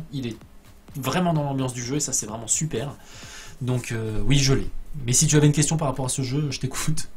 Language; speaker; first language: French; native; French